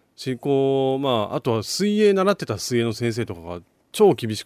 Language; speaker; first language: Japanese; native; Japanese